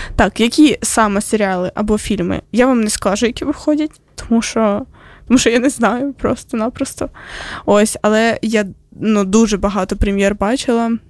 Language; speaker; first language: Ukrainian; non-native, local second language; Russian